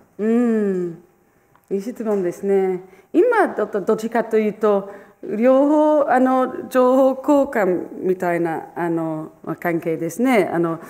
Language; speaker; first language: Japanese; non-native, fluent; English